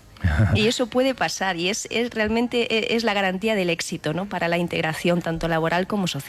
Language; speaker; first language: Spanish; native; Spanish